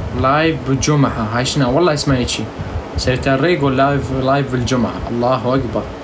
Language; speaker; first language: Arabic; non-native, local second language; Kurdish